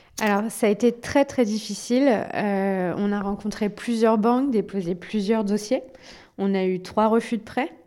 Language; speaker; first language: French; early bilingual, other home language; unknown